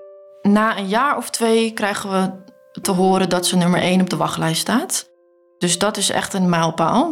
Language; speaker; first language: Dutch; native; Dutch